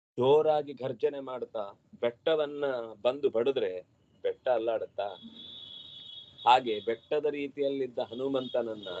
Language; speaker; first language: Kannada; non-native, local second language; Tulu